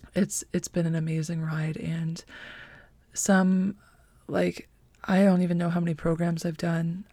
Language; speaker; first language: English; native; English